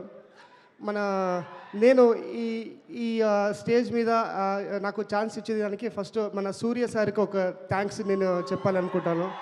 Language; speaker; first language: Telugu; non-native, learner; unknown